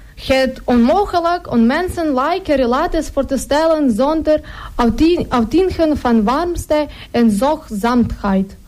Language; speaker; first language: Dutch; non-native, fluent; Ukrainian